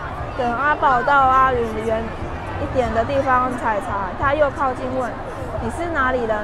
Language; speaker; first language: Chinese; native; Chinese